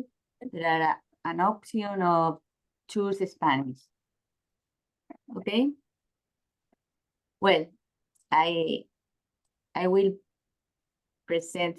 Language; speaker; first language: English; non-native, learner; Spanish